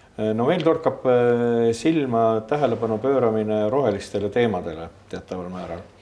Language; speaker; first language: Estonian; native; Estonian